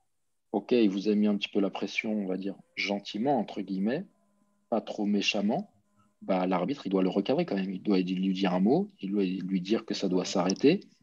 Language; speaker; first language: French; native; French